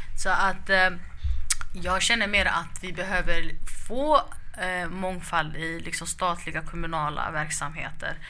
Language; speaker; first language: Swedish; early bilingual, other home language; Somali